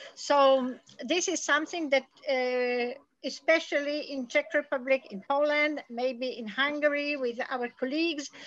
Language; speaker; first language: English; non-native, fluent; Polish